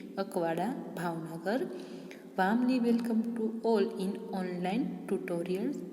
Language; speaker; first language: English; non-native, local second language; Gujarati